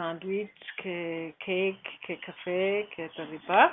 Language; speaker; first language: Greek; non-native, learner; German